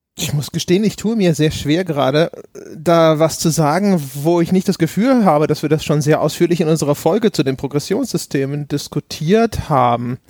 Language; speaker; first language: German; native; German